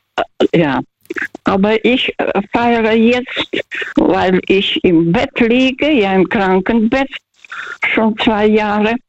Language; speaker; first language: German; non-native, fluent; Russian